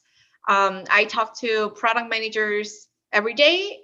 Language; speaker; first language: English; early bilingual, other home language; Korean